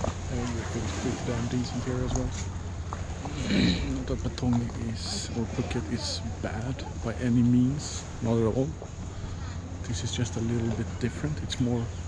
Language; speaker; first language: English; non-native, fluent; Swedish